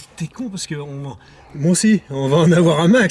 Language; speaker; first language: French; native; French